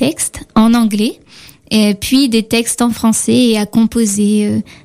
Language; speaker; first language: French; native; French